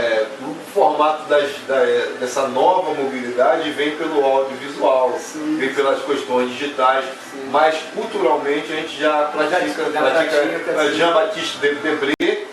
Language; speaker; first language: Portuguese; native; Portuguese